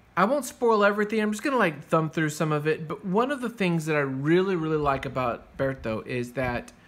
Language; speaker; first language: English; early bilingual, other home language; Spanish